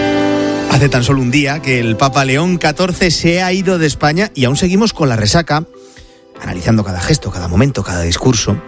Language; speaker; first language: Spanish; native; Spanish